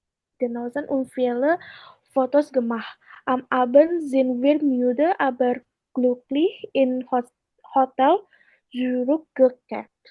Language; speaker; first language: German; non-native, learner; Indonesian